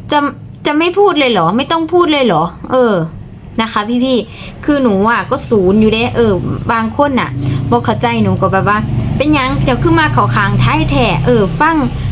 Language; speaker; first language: Thai; native; Thai